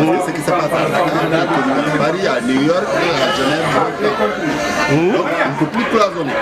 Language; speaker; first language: French; non-native, local second language; Wolof